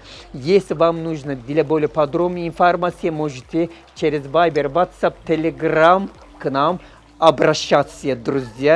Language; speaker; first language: Russian; non-native, learner; Turkish